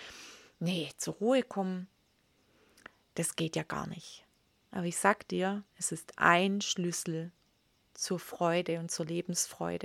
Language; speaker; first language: German; native; German